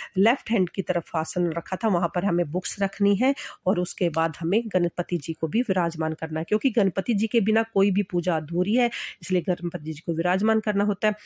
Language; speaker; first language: Hindi; native; Hindi